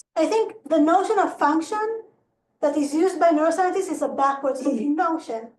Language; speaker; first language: English; non-native, fluent; Hebrew